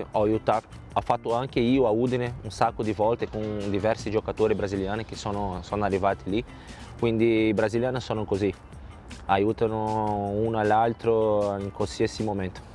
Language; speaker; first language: Italian; non-native, fluent; Portuguese